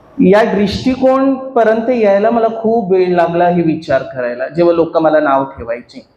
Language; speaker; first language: Marathi; non-native, local second language; Hindi